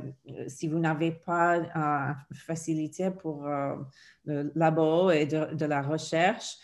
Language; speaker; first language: French; non-native, fluent; English